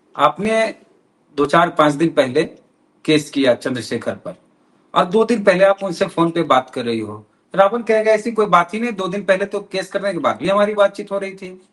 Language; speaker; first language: Hindi; native; Hindi